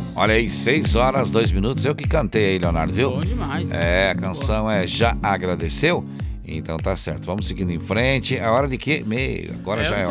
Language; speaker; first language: Portuguese; native; Portuguese